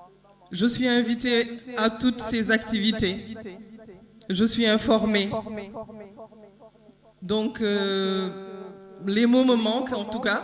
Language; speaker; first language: French; non-native, local second language; Wolof